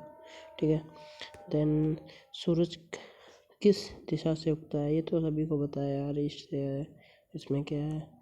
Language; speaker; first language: Hindi; native; Hindi